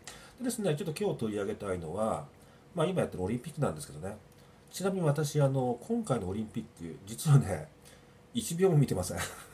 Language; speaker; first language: Japanese; native; Japanese